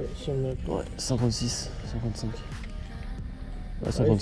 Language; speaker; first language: French; native; French